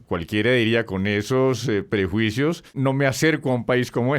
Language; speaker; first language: Spanish; native; Spanish